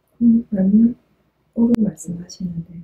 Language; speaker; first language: Korean; native; Korean